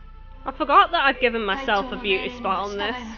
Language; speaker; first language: English; native; English